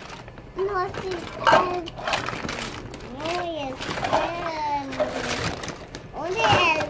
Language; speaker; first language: Romanian; early bilingual, heritage; Romanian